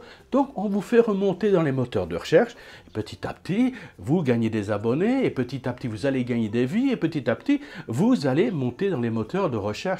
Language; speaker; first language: French; native; French